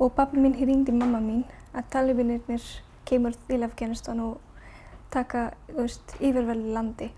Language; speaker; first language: Icelandic; non-native, learner; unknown